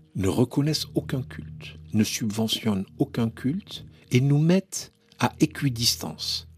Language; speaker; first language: French; non-native, local second language; Arabic